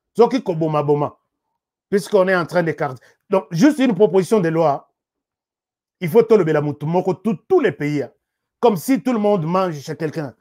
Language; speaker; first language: French; non-native, local second language; Lingala